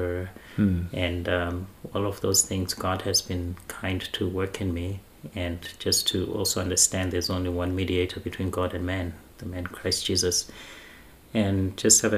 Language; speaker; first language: English; non-native, local second language; Shona